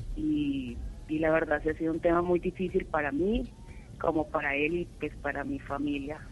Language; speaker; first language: Spanish; native; Spanish